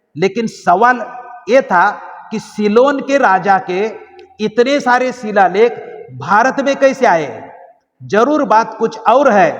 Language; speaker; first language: Hindi; non-native, local second language; Marathi